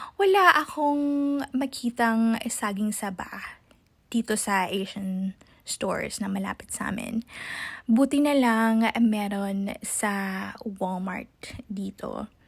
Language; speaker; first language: Filipino; non-native, local second language; Cebuano